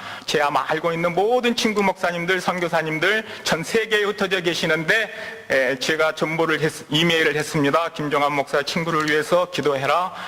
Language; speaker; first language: Korean; native; Korean